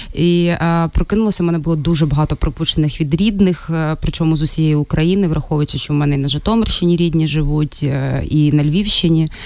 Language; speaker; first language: Ukrainian; non-native, local second language; Russian